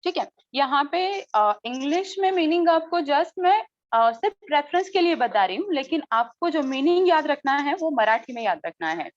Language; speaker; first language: Hindi; non-native, local second language; Marathi